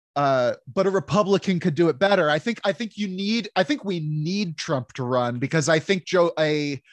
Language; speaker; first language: English; native; English